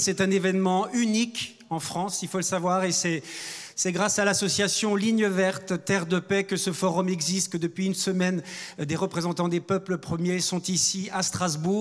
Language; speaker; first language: French; native; French